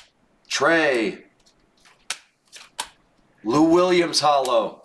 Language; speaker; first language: English; native; English